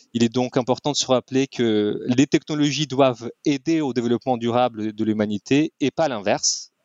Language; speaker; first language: French; non-native, fluent; Russian